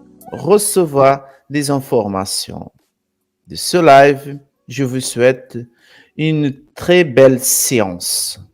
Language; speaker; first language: French; non-native, fluent; Portuguese